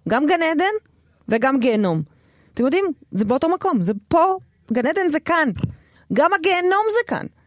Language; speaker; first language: Hebrew; native; Hebrew